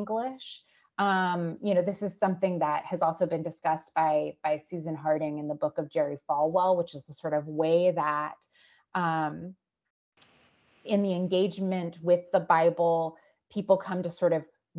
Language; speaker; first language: English; native; English